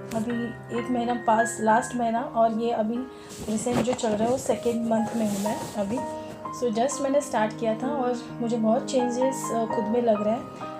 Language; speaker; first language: Hindi; non-native, local second language; Marathi